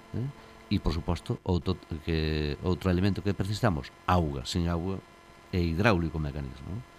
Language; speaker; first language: Galician; native; Galician